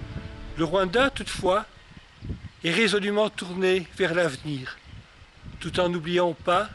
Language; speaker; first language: French; native; French